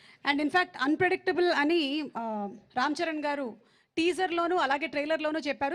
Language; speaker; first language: Telugu; native; Telugu